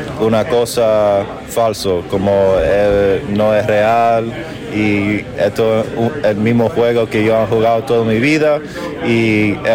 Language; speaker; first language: Spanish; early bilingual, heritage; English